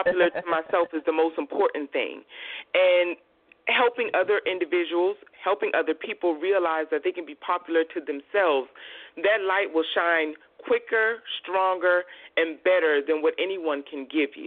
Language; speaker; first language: English; native; English